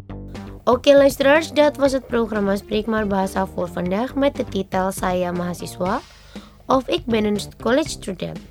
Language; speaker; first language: Dutch; non-native, learner; Indonesian